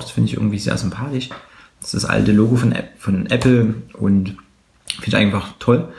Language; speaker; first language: German; native; German